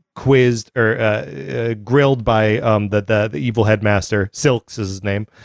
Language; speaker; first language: English; native; English